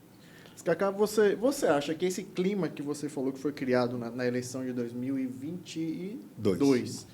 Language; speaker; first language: Portuguese; native; Portuguese